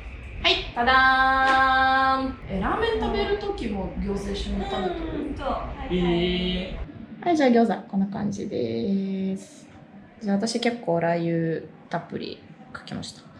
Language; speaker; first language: Japanese; non-native, fluent; Russian